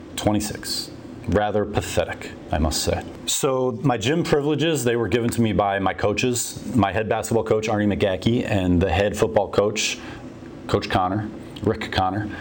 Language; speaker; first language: English; native; English